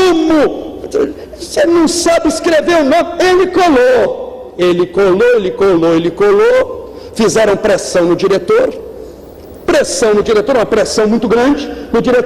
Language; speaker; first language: Portuguese; native; Portuguese